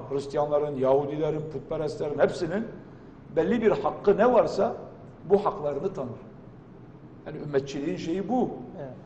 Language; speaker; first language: Turkish; non-native, local second language; Kurdish